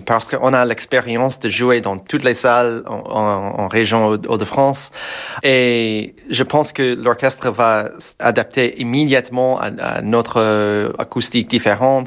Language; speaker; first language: French; non-native, fluent; English